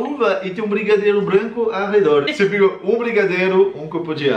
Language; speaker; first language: Portuguese; non-native, fluent; French